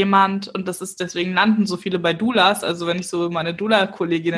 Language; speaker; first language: German; native; German